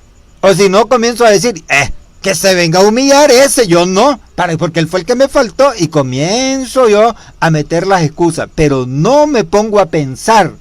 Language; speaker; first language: Spanish; native; Spanish